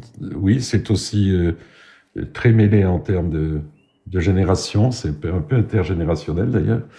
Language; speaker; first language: French; native; French